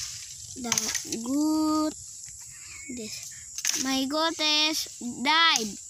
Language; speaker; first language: English; non-native, learner; Filipino